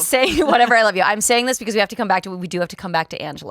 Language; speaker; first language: English; native; English